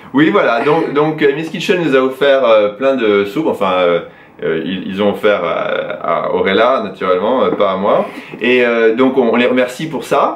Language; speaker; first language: French; native; French